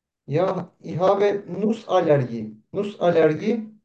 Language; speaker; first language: German; non-native, learner; Turkish